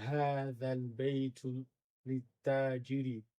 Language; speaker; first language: Arabic; non-native, learner; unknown